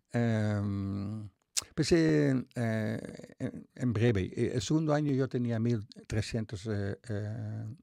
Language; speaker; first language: Spanish; non-native, fluent; Dutch